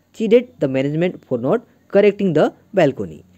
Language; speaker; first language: English; non-native, local second language; Assamese